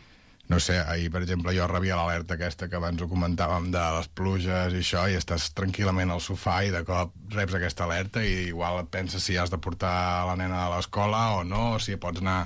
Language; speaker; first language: Catalan; native; Catalan